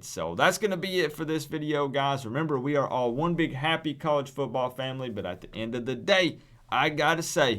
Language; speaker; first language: English; native; English